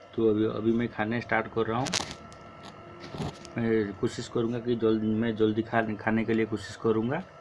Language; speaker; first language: Hindi; non-native, local second language; Odia